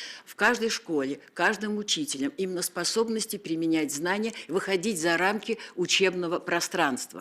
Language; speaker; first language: Russian; native; Russian